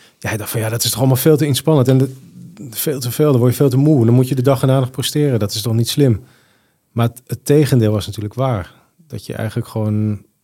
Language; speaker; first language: Dutch; native; Dutch